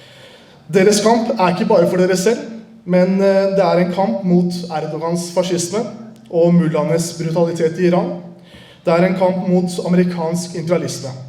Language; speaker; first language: Norwegian; early bilingual, other home language; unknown